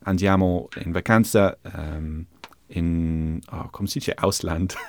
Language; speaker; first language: Italian; non-native, learner; English